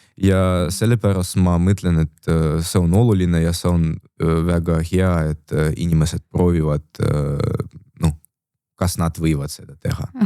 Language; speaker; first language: Estonian; non-native, local second language; Russian